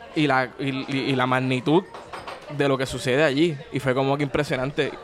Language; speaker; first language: Spanish; native; Spanish